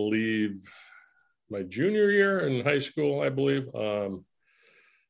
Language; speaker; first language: English; native; English